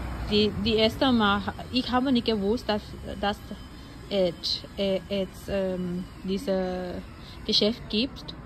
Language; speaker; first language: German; non-native, learner; Thai